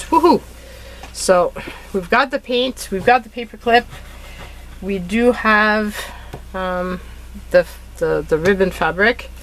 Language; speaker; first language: English; native; English